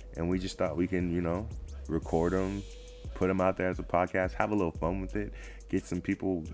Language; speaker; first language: English; native; English